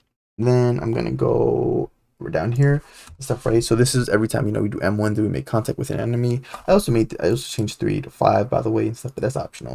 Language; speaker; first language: English; native; English